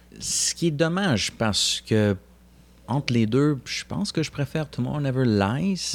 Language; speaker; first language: French; native; French